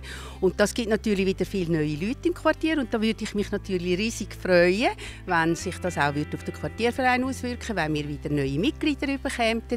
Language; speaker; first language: German; native; German